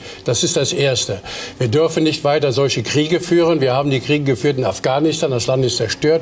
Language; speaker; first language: German; native; German